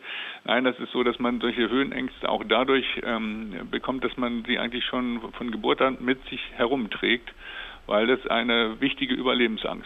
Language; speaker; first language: German; native; German